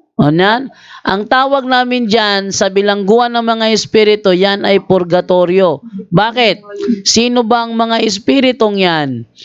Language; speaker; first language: Filipino; native; Filipino